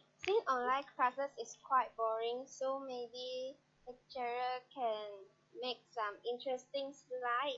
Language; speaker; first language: English; non-native, learner; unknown